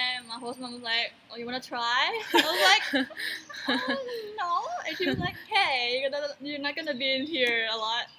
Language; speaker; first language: English; non-native, learner; Thai